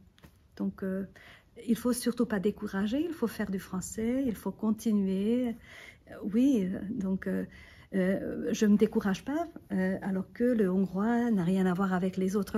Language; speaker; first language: French; non-native, fluent; Hungarian